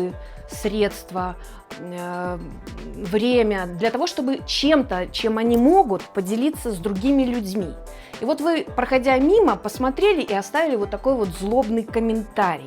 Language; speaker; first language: Russian; native; Russian